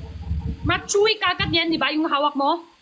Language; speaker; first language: Filipino; non-native, learner; Chinese